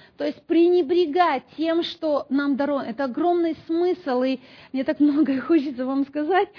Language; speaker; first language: Russian; native; Russian